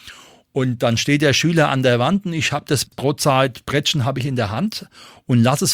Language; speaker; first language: German; native; German